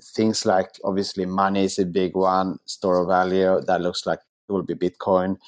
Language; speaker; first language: English; non-native, fluent; Swedish